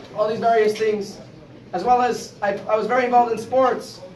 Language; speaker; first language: English; native; English